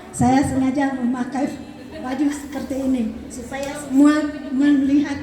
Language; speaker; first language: Indonesian; non-native, local second language; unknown